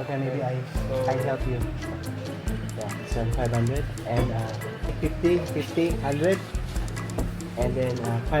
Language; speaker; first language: English; non-native, learner; Vietnamese